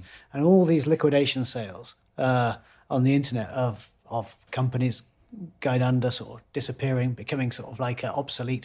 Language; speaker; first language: English; native; English